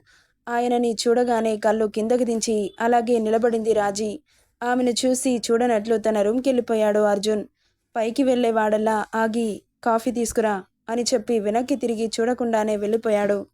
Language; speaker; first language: Telugu; native; Telugu